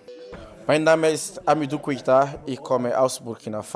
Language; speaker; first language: German; non-native, learner; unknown